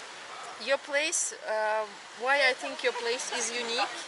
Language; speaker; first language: English; non-native, fluent; Russian